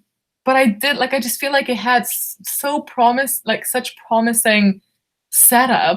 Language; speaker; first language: English; non-native, fluent; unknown